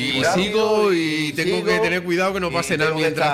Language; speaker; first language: Spanish; native; Spanish